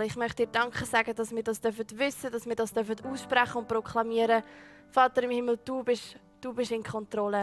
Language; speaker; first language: German; native; German